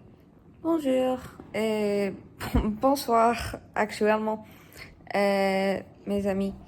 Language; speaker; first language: French; non-native, learner; English